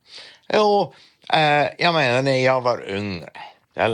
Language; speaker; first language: Swedish; non-native, fluent; Dutch